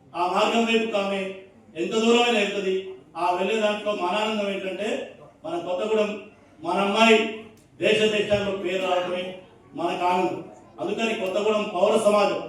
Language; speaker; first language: Telugu; native; Telugu